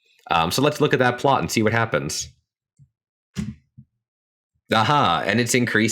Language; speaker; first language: English; native; English